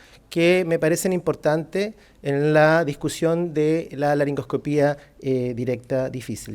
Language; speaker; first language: Spanish; native; Spanish